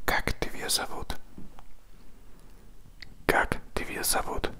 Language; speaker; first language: Russian; non-native, learner; Spanish